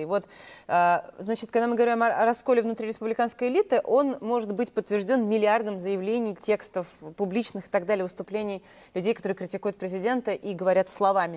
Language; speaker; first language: Russian; native; Russian